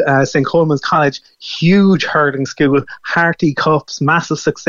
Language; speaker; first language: English; native; English